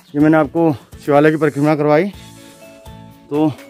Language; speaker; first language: Hindi; non-native, local second language; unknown